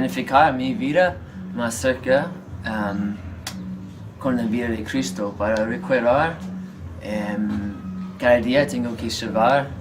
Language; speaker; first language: Spanish; non-native, fluent; English